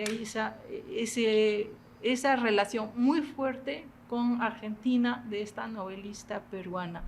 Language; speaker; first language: Spanish; non-native, fluent; French